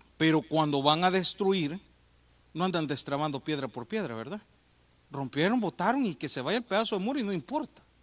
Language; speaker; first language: Spanish; native; Spanish